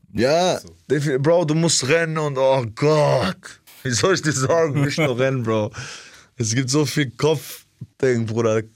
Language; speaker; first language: German; early bilingual, other home language; Albanian